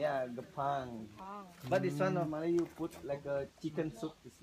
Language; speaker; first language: English; non-native, learner; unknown